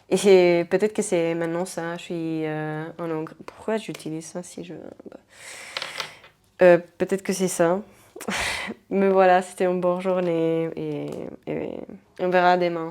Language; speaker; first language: French; non-native, fluent; Spanish